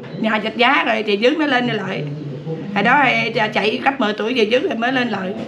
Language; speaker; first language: Vietnamese; early bilingual, heritage; Vietnamese